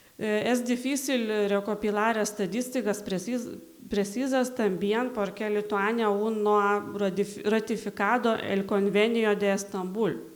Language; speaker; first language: Spanish; non-native, learner; Lithuanian